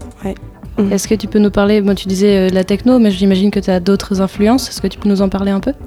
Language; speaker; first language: French; native; French